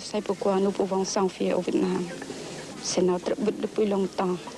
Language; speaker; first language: French; non-native, local second language; Khmer